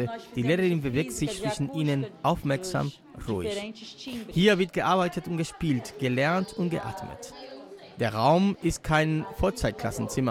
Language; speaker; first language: German; native; German